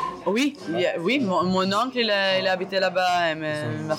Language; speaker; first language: French; non-native, learner; Hebrew